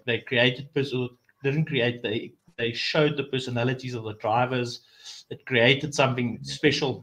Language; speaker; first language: English; non-native, local second language; Afrikaans